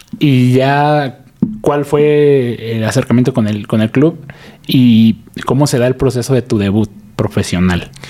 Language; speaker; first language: Spanish; native; Spanish